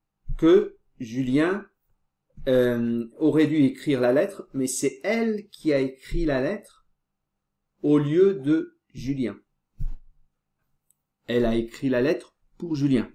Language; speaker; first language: French; non-native, fluent; Portuguese